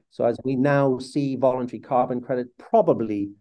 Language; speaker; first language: English; native; English